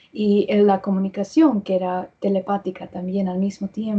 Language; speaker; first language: Spanish; early bilingual, heritage; English